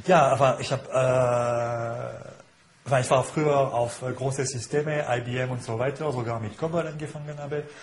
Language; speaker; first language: German; non-native, fluent; French